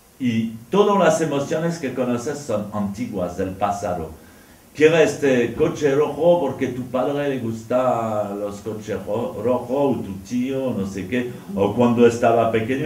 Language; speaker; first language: Spanish; non-native, fluent; French